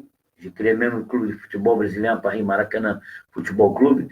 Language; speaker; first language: French; non-native, fluent; Portuguese